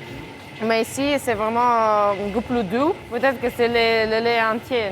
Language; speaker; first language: French; non-native, fluent; English